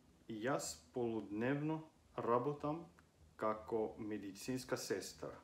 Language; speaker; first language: Macedonian; non-native, learner; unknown